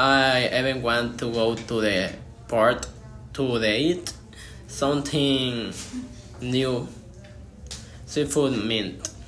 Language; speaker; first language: English; non-native, learner; Spanish